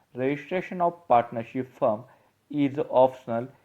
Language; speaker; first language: English; non-native, local second language; Marathi